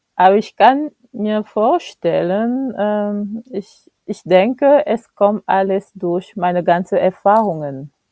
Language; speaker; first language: German; non-native, fluent; French